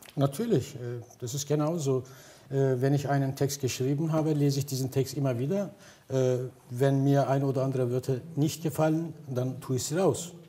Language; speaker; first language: German; non-native, fluent; Turkish